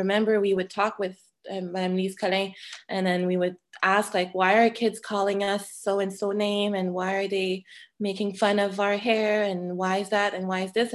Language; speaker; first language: English; non-native, fluent; French